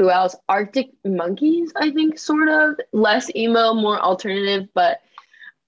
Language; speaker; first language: English; native; English